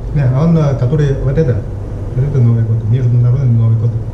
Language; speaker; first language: Russian; non-native, learner; Chinese